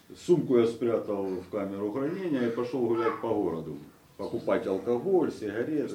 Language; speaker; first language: Polish; non-native, learner; Russian